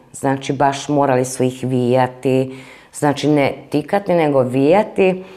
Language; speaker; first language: Croatian; non-native, local second language; Hungarian